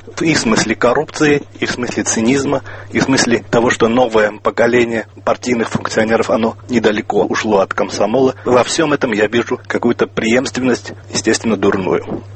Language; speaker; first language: Russian; non-native, local second language; Armenian